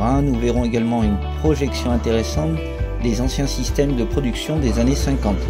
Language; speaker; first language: French; native; French